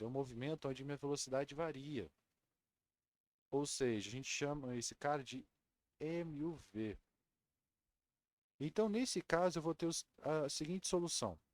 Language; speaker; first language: Portuguese; native; Portuguese